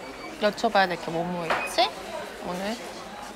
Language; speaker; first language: Korean; native; Korean